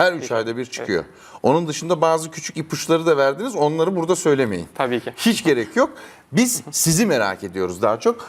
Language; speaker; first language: Turkish; native; Turkish